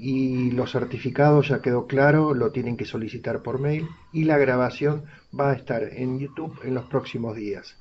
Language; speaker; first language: Spanish; native; Spanish